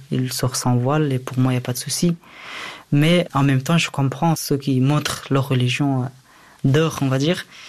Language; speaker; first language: French; early bilingual, other home language; Persian